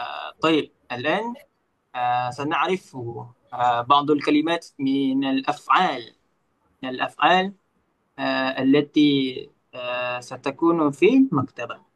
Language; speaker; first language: Arabic; non-native, learner; Malay